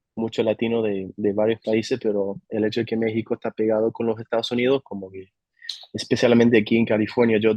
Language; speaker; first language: Spanish; non-native, fluent; English